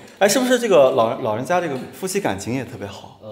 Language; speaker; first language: Chinese; native; Chinese